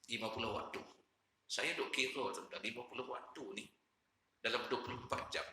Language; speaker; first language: Malay; native; Malay